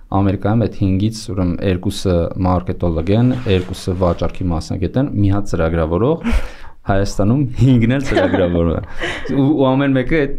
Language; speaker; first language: Armenian; native; Armenian